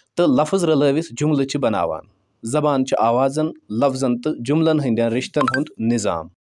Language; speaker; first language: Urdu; non-native, local second language; Pahari-Potwari